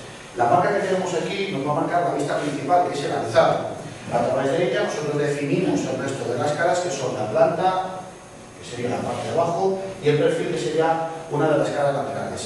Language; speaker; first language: Spanish; native; Spanish